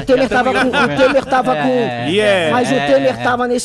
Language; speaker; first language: Portuguese; native; Portuguese